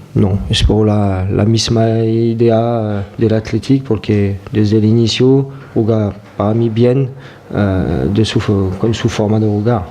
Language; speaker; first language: Spanish; non-native, fluent; French